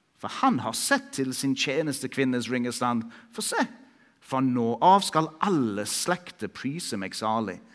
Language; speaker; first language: Norwegian; non-native, fluent; English